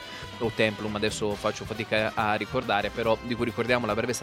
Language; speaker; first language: Italian; native; Italian